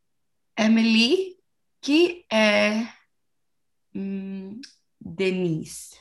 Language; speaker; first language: French; non-native, learner; English